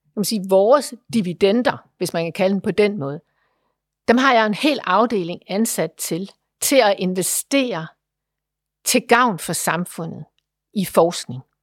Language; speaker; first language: Danish; native; Danish